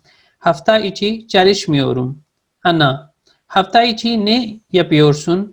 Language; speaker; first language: Turkish; non-native, fluent; Urdu